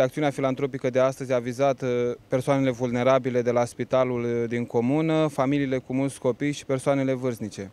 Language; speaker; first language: Romanian; native; Romanian